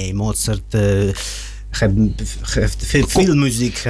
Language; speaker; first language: Dutch; non-native, learner; Russian